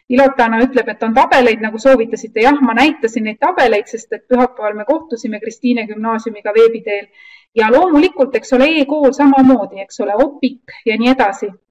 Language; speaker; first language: Estonian; native; Estonian